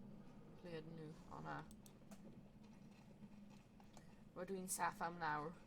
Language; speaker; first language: Welsh; non-native, learner; English